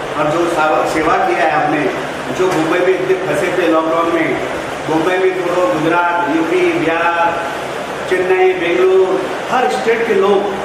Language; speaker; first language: Hindi; non-native, local second language; Lambadi